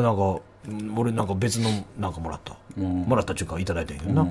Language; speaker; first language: Japanese; native; Japanese